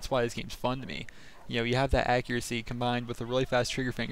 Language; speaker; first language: English; native; English